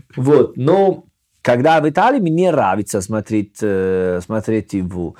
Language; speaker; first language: Russian; non-native, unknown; Italian